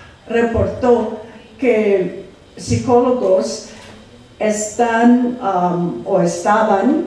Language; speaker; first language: Spanish; non-native, fluent; English